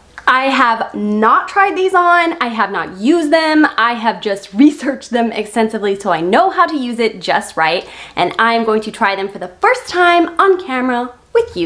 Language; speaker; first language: English; native; English